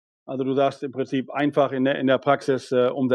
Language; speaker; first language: German; native; German